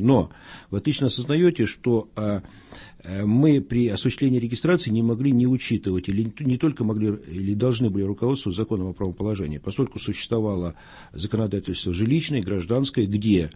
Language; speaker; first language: Russian; native; Russian